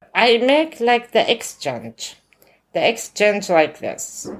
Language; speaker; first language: English; non-native, learner; Arabic